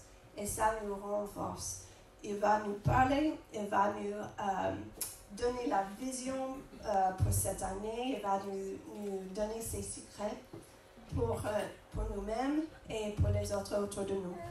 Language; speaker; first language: French; non-native, fluent; English